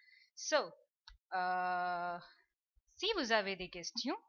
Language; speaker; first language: French; non-native, fluent; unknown